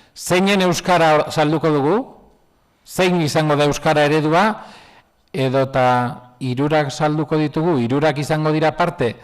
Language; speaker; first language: Basque; non-native, local second language; Spanish